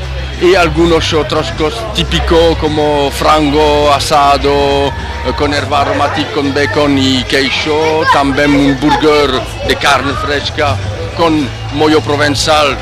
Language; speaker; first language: Portuguese; non-native, learner; French